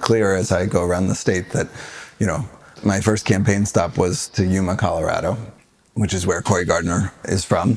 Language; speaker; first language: English; native; English